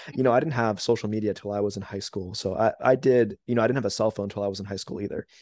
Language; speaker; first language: English; native; English